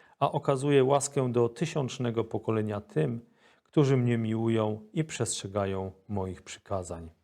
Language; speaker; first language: Polish; native; Polish